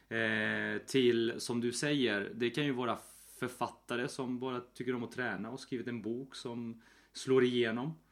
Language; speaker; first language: Swedish; early bilingual, other home language; Spanish